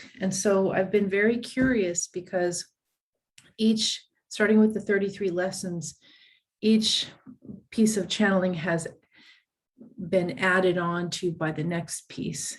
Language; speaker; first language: English; native; English